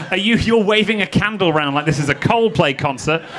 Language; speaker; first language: English; native; English